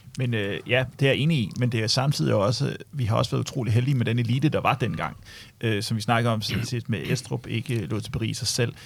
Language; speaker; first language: Danish; native; Danish